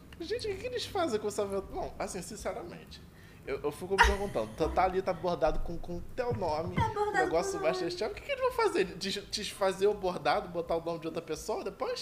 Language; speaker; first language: Portuguese; native; Portuguese